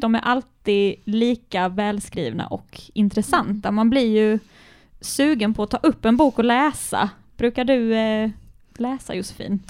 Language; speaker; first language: Swedish; native; Swedish